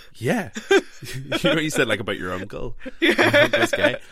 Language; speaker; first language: English; native; English